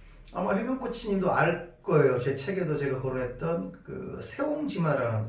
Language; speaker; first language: Korean; native; Korean